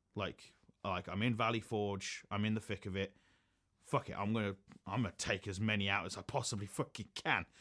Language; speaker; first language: English; native; English